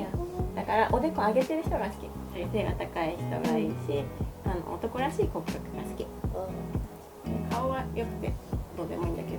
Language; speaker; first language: Japanese; native; Japanese